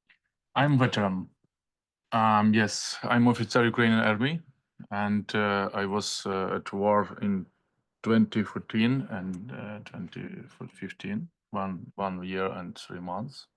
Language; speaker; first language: English; non-native, learner; Ukrainian